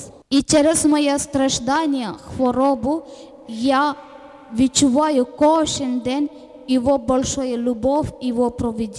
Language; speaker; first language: Ukrainian; non-native, learner; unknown